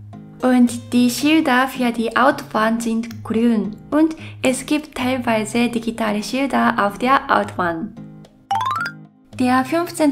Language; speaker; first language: German; non-native, fluent; Japanese